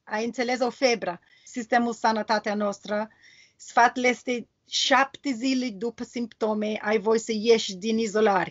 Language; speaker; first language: Romanian; non-native, learner; English